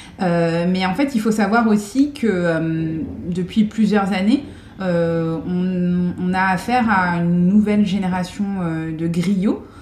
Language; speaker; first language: French; native; French